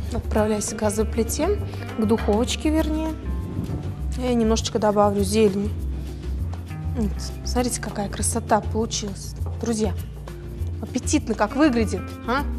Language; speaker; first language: Russian; native; Russian